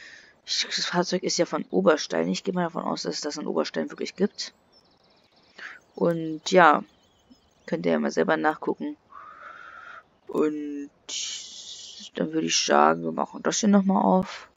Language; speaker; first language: German; native; German